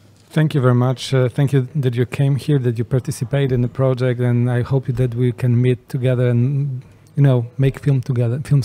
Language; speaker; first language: English; non-native, fluent; Polish